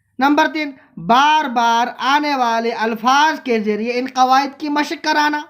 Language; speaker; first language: Urdu; non-native, local second language; Kashmiri